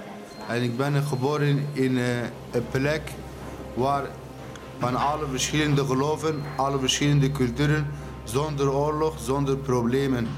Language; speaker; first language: Dutch; non-native, learner; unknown